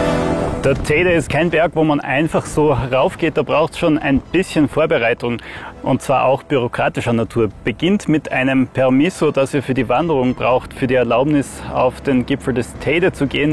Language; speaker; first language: German; native; German